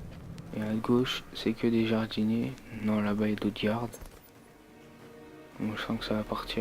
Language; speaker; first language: French; native; French